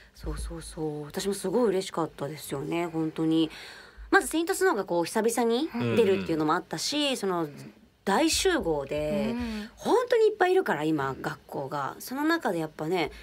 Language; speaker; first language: Japanese; native; Japanese